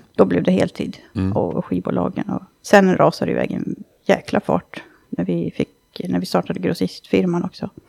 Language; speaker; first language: Swedish; native; Swedish